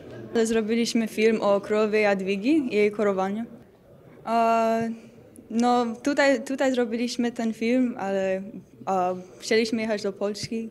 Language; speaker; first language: Polish; early bilingual, other home language; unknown